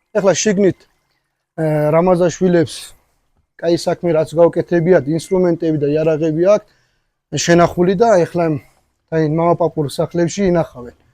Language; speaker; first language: Georgian; early bilingual, heritage; Georgian